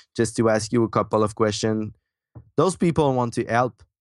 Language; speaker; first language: English; non-native, fluent; French